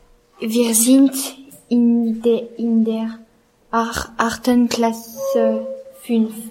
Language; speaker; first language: German; non-native, learner; French